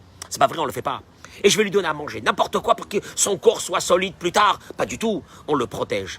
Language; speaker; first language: French; native; French